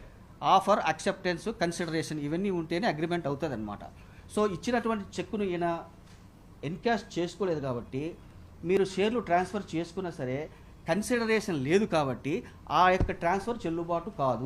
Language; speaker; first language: Telugu; native; Telugu